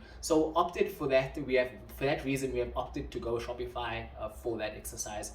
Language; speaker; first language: English; non-native, local second language; Afrikaans